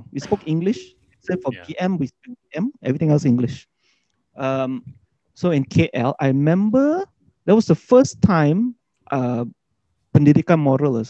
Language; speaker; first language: English; native; English